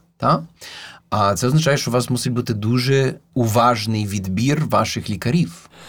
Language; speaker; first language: Ukrainian; native; Ukrainian